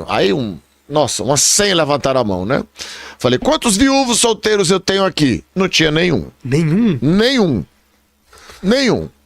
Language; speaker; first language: Portuguese; native; Portuguese